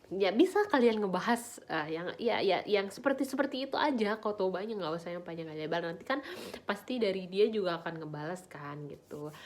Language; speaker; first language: Indonesian; native; Indonesian